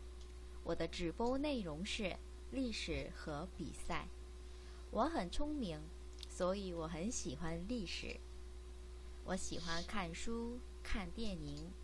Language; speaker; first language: Chinese; non-native, learner; Korean